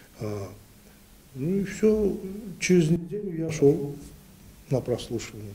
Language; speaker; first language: Russian; non-native, local second language; Azerbaijani